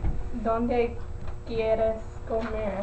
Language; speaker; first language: Spanish; non-native, learner; English